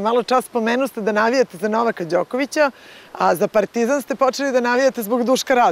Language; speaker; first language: Serbian; native; Serbian